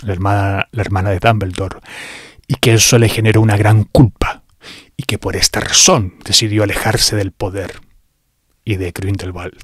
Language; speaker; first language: Spanish; native; Spanish